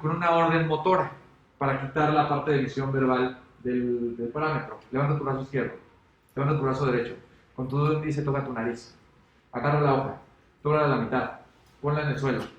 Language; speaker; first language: Spanish; native; Spanish